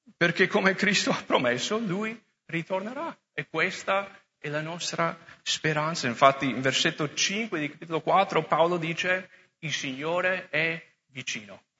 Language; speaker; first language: Italian; non-native, fluent; English